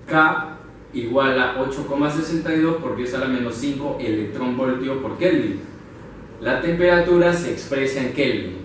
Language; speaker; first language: Spanish; native; Spanish